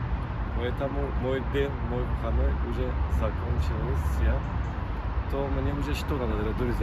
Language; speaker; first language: Russian; non-native, learner; Turkish